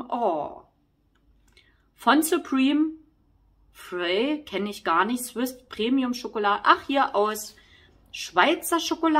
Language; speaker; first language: German; native; German